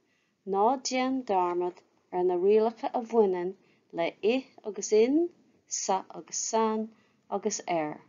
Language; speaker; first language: Irish; non-native, local second language; English